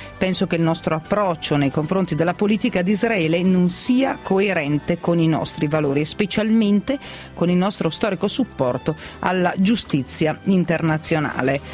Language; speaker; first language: Italian; native; Italian